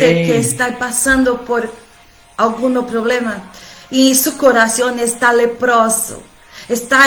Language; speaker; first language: Spanish; non-native, fluent; Portuguese